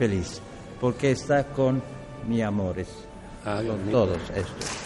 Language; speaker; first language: Spanish; non-native, learner; Arabic